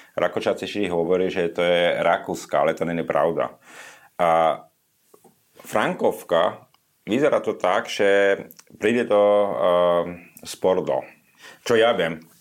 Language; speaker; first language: Slovak; non-native, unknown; German